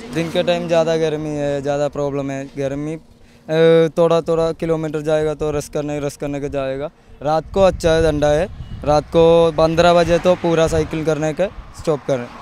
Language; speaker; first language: Hindi; non-native, local second language; Malayalam